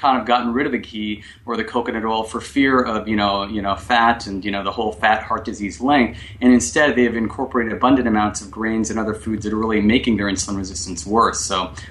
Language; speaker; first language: English; non-native, local second language; Bangla